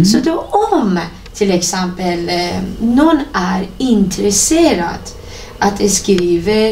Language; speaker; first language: Swedish; non-native, fluent; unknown